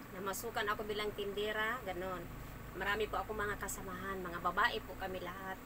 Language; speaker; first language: Filipino; non-native, local second language; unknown